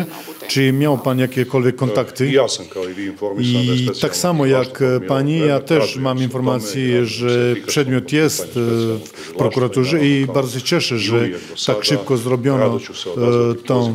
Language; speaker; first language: Polish; non-native, fluent; Serbian